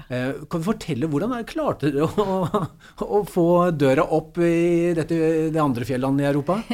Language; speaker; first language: Norwegian; native; Norwegian